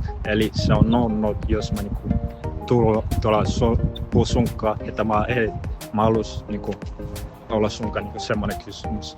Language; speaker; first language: Finnish; non-native, learner; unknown